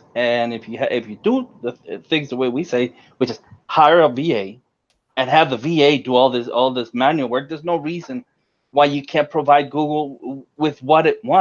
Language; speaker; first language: English; native; English